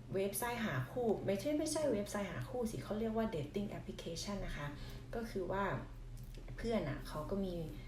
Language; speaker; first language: Thai; non-native, local second language; Northeastern Thai